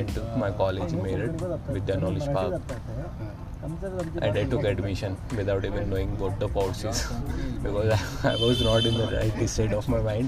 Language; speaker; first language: English; non-native, local second language; Hindi